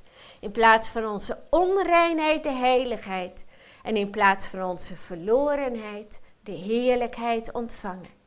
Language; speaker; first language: Dutch; native; Dutch